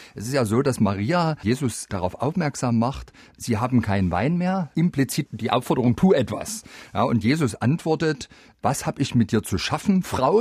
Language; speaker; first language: German; native; German